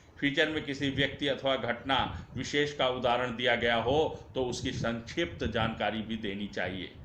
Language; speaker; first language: Hindi; non-native, local second language; Marathi